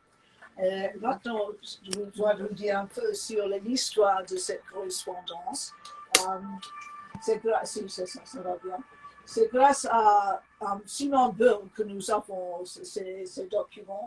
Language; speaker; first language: French; non-native, fluent; English